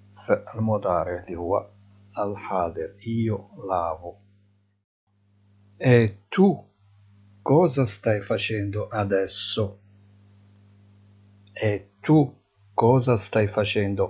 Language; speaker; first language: Italian; non-native, fluent; Arabic